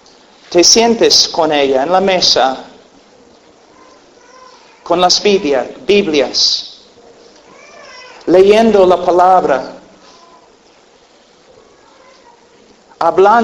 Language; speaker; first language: Spanish; non-native, fluent; English